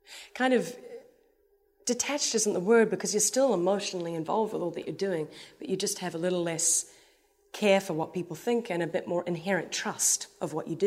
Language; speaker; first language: English; native; English